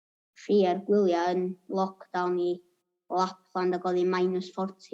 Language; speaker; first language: Welsh; native; Welsh